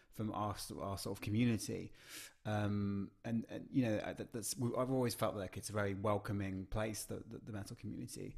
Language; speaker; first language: English; native; English